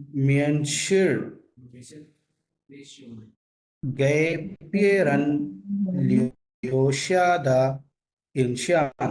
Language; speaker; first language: Chinese; non-native, learner; Urdu